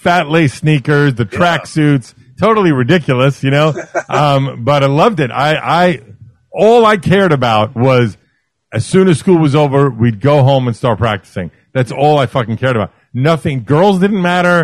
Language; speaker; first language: English; native; English